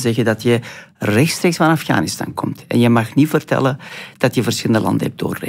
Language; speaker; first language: Dutch; non-native, fluent; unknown